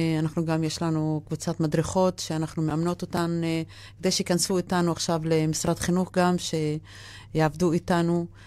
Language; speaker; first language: Hebrew; non-native, local second language; Arabic